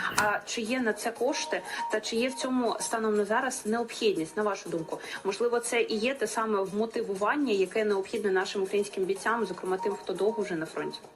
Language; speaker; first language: Ukrainian; native; Ukrainian